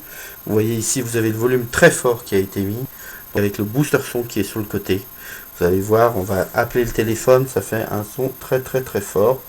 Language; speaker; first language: French; native; French